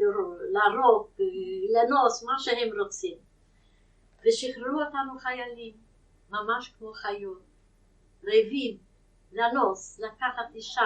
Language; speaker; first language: Hebrew; non-native, fluent; Yiddish